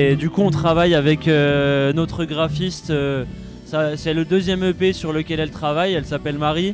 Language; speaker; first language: French; native; French